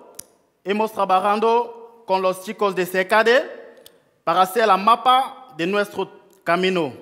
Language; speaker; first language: Spanish; non-native, fluent; French